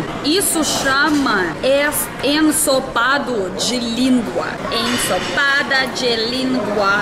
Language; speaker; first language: Portuguese; non-native, learner; Russian